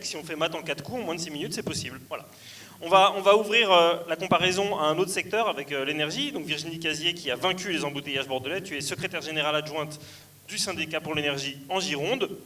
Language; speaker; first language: French; native; French